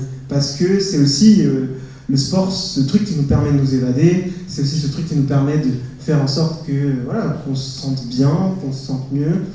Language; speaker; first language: French; native; French